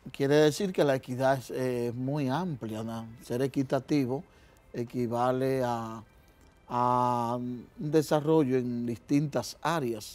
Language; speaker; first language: Spanish; native; Spanish